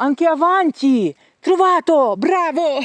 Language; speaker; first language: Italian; non-native, learner; Ukrainian